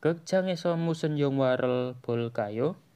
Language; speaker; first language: Korean; non-native, learner; Indonesian